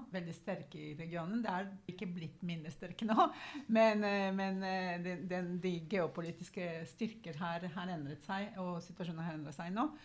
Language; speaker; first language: Norwegian; non-native, fluent; Spanish